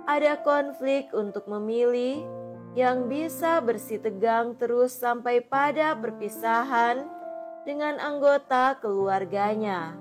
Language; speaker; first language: Indonesian; native; Indonesian